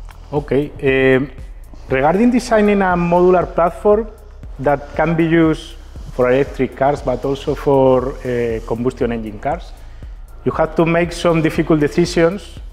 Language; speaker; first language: English; non-native, fluent; Spanish